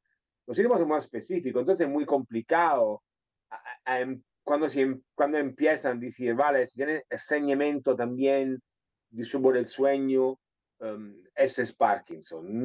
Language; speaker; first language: Spanish; non-native, fluent; Italian